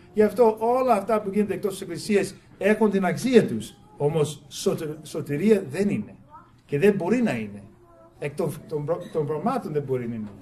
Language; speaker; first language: Greek; non-native, fluent; English